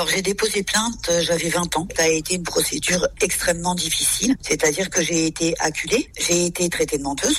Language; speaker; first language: French; native; French